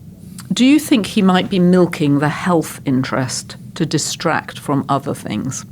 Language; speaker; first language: English; native; English